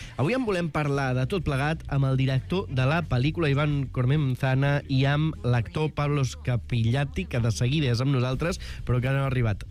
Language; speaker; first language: Catalan; native; Catalan